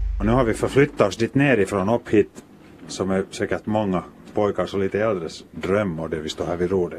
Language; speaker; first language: Swedish; native; Swedish